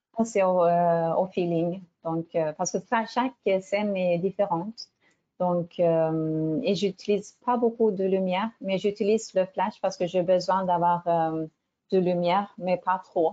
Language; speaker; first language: French; non-native, fluent; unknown